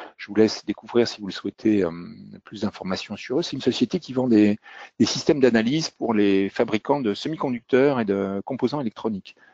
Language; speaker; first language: French; native; French